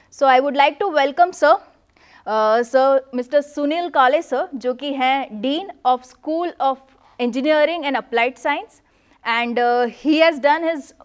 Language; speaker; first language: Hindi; non-native, local second language; Gujarati